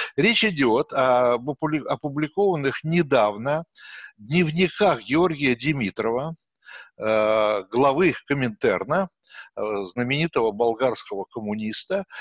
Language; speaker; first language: Russian; native; Russian